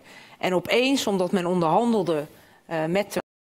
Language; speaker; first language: Dutch; early bilingual, other home language; Hungarian